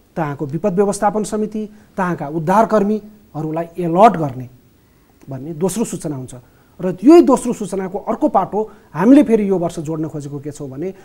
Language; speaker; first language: Nepali; native; Nepali